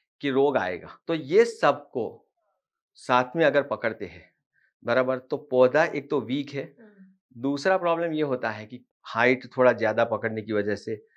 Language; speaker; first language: Hindi; non-native, local second language; Marathi